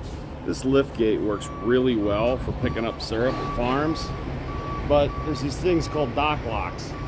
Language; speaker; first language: English; native; English